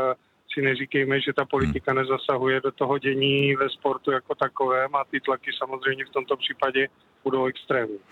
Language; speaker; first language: Czech; native; Czech